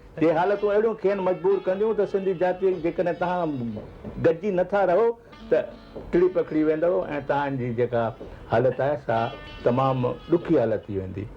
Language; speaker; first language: Sindhi; native; Sindhi